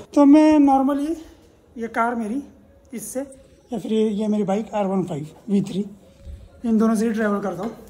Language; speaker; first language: Hindi; non-native, local second language; Marathi